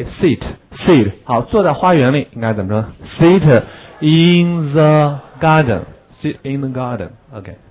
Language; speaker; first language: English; non-native, fluent; Chinese